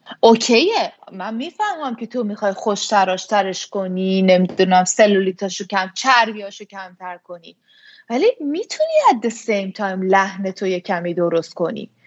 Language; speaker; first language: Persian; native; Persian